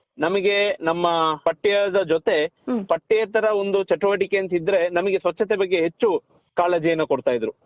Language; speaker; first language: Kannada; non-native, local second language; Kodava